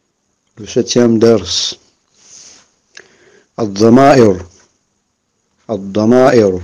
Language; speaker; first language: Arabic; non-native, fluent; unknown